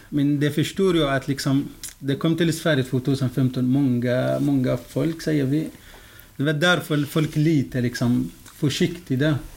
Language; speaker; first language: Swedish; non-native, fluent; Arabic